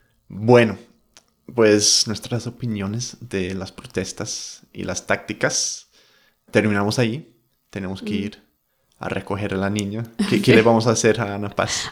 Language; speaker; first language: Spanish; non-native, fluent; English